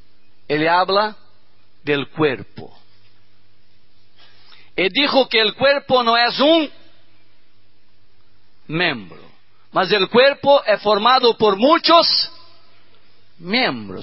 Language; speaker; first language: Spanish; non-native, learner; Portuguese